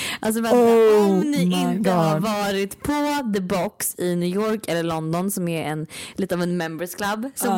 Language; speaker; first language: Swedish; native; Swedish